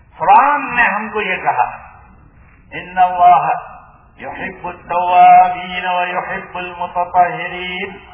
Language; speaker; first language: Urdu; non-native, local second language; Gujarati